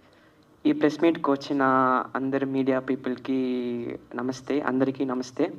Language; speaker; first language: Telugu; early bilingual, heritage; Telugu